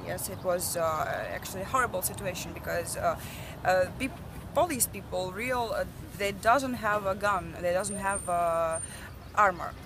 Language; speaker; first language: English; non-native, learner; Russian